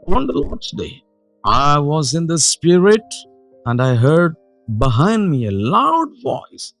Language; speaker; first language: English; non-native, local second language; Malayalam